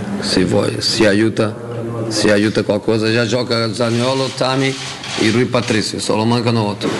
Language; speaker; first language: Italian; non-native, fluent; Portuguese